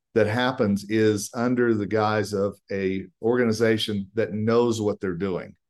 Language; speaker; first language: English; native; English